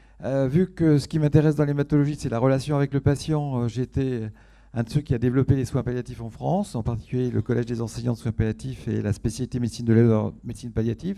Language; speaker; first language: French; native; French